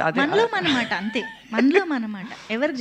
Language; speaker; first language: Telugu; native; Telugu